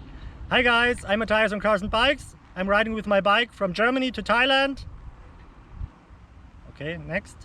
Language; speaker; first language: English; non-native, fluent; German